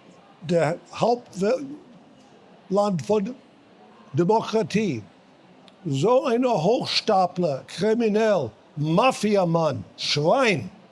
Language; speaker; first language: German; non-native, fluent; English